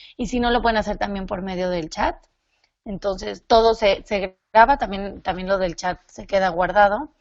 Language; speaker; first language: Spanish; native; Spanish